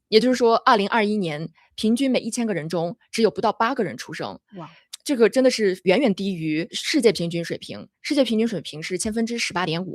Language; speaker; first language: Chinese; native; Chinese